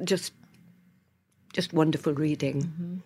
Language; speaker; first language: English; native; English